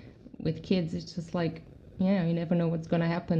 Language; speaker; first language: English; non-native, fluent; Croatian